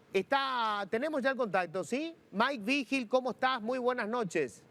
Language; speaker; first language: Spanish; native; Spanish